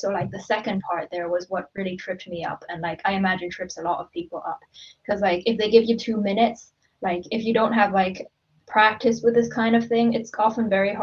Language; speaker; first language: English; non-native, local second language; Cantonese